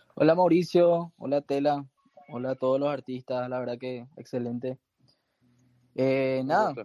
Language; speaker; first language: Spanish; early bilingual, heritage; Spanish